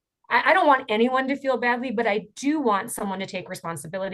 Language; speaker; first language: English; native; English